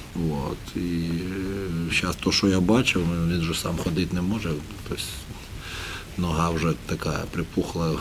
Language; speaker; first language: Ukrainian; native; Ukrainian